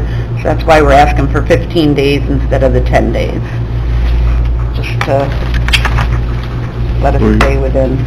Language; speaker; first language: English; native; English